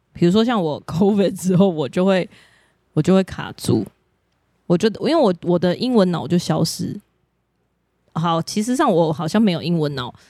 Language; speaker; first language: Chinese; native; Chinese